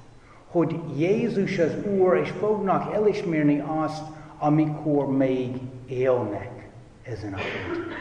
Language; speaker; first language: Hungarian; non-native, fluent; English